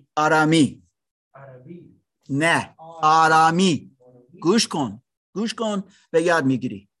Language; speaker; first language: Persian; non-native, learner; German